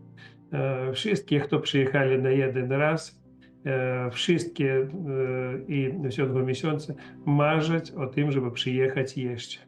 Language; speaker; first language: Polish; non-native, learner; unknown